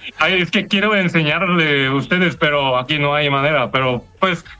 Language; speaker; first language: Spanish; non-native, learner; Korean